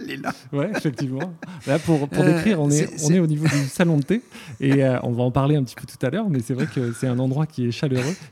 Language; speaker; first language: French; native; French